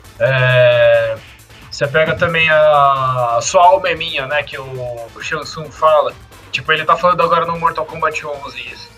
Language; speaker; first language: Portuguese; native; Portuguese